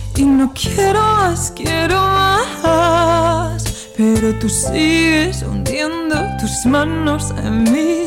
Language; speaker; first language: Spanish; native; Spanish